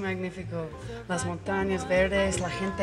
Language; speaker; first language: Spanish; non-native, learner; English